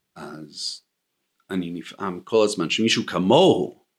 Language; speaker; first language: Hebrew; non-native, fluent; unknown